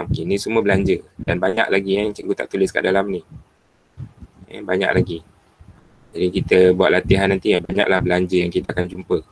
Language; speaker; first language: Malay; native; Malay